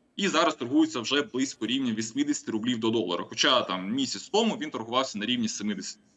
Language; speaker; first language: Ukrainian; non-native, local second language; Russian